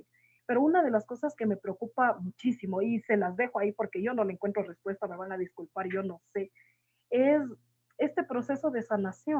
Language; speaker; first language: Spanish; native; Spanish